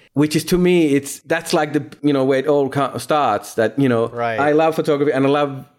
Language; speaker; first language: English; non-native, fluent; Finnish